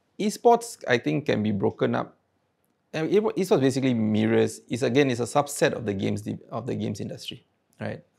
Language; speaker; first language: English; non-native, local second language; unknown